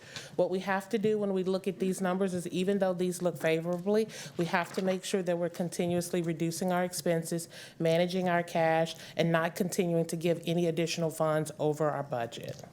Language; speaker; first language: English; native; English